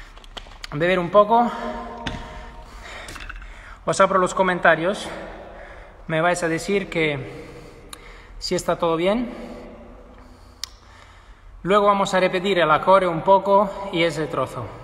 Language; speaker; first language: Spanish; non-native, fluent; Italian